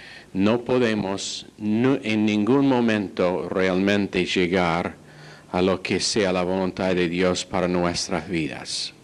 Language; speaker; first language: Spanish; non-native, fluent; English